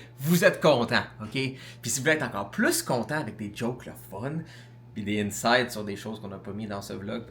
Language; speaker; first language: French; native; French